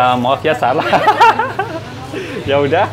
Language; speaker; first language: Indonesian; non-native, learner; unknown